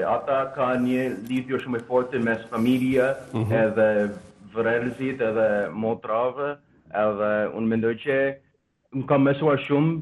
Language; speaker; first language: Albanian; non-native, learner; Danish